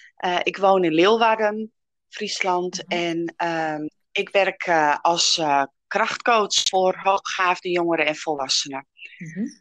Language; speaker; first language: Dutch; native; Dutch